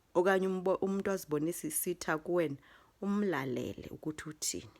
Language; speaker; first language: Zulu; non-native, local second language; Xhosa